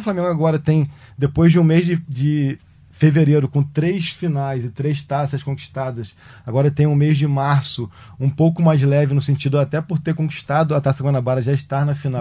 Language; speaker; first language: Portuguese; native; Portuguese